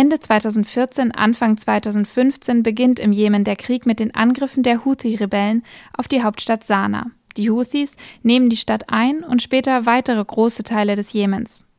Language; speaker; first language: German; native; German